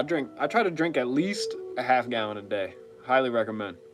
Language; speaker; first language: English; native; English